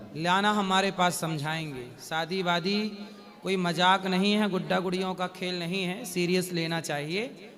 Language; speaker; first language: Hindi; native; Hindi